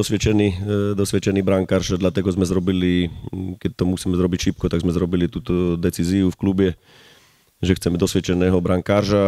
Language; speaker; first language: Polish; non-native, learner; Slovak